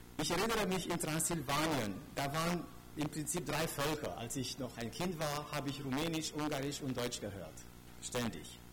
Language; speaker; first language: German; non-native, fluent; Romanian